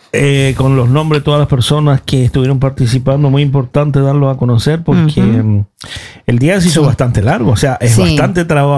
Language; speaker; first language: Spanish; native; Spanish